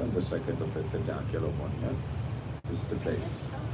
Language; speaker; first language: English; non-native, fluent; German